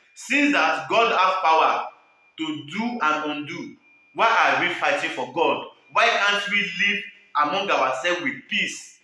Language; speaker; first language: English; non-native, local second language; Yoruba